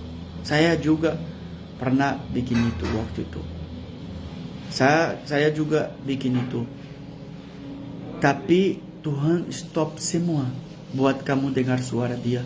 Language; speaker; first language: Indonesian; non-native, fluent; Portuguese